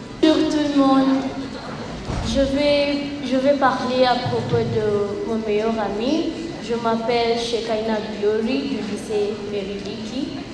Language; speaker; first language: French; non-native, learner; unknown